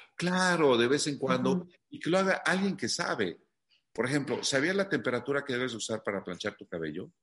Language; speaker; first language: Spanish; native; Spanish